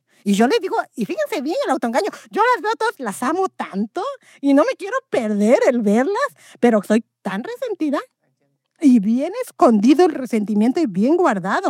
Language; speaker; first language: Spanish; native; Spanish